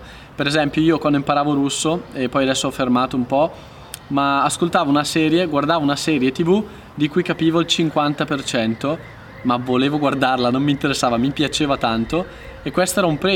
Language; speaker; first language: Italian; native; Italian